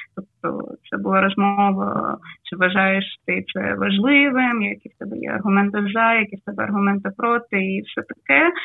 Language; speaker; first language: Ukrainian; non-native, local second language; Russian